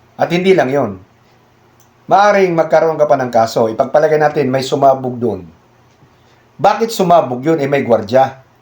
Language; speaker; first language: Filipino; native; Filipino